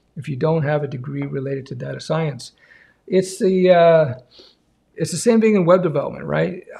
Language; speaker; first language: English; native; English